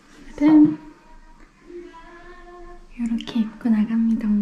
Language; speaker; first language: Korean; native; Korean